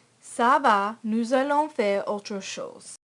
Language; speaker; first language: French; non-native, learner; English